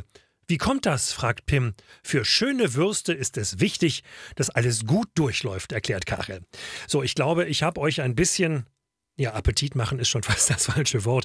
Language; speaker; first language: German; native; German